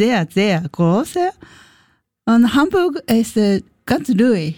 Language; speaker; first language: German; non-native, learner; Japanese